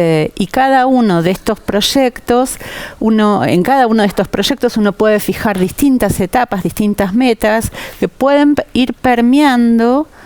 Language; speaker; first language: Spanish; native; Spanish